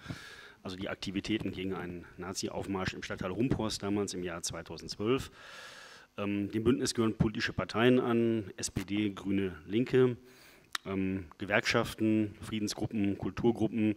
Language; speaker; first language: German; native; German